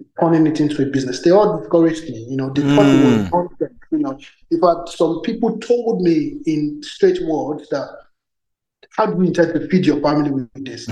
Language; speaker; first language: English; non-native, local second language; Yoruba